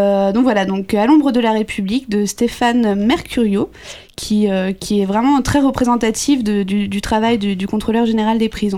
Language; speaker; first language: French; native; French